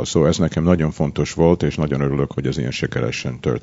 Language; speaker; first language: Hungarian; early bilingual, heritage; Hungarian